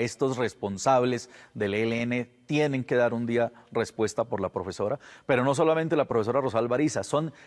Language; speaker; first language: Spanish; native; Spanish